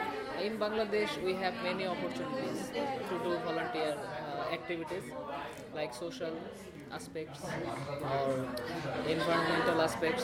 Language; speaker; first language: English; non-native, learner; Bangla